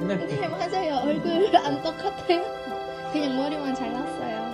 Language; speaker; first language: Korean; non-native, learner; Indonesian